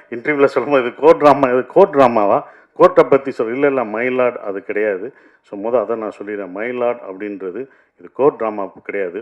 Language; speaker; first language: Tamil; native; Tamil